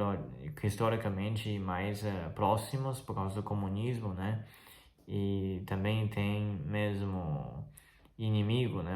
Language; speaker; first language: Portuguese; non-native, fluent; Chinese